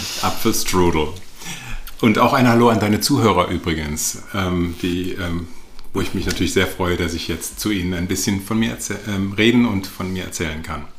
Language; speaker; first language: German; native; German